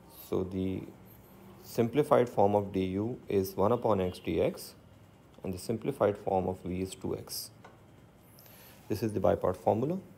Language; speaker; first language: English; non-native, local second language; Urdu